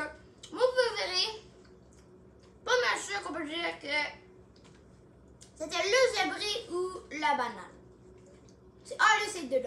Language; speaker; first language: French; non-native, local second language; English